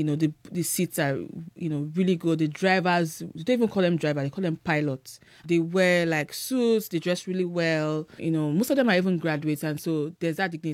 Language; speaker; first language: English; non-native, local second language; Yoruba